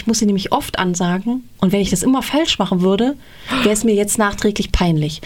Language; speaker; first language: German; native; German